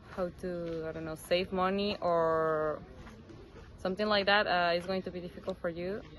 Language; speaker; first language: English; non-native, fluent; Spanish